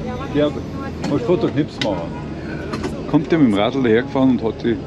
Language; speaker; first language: German; native; German